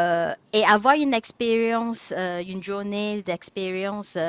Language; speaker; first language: French; non-native, fluent; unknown